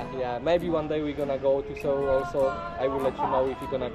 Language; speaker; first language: English; non-native, fluent; Polish